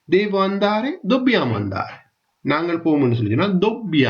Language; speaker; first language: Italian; non-native, fluent; Tamil